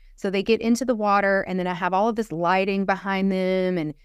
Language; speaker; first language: English; native; English